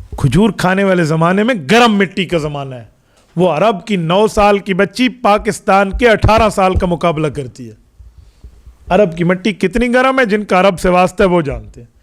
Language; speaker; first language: Urdu; non-native, local second language; Punjabi